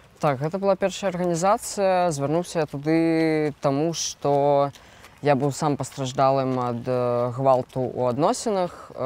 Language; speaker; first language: Belarusian; native; Belarusian